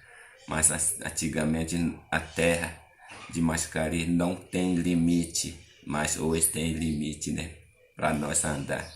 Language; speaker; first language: Portuguese; non-native, local second language; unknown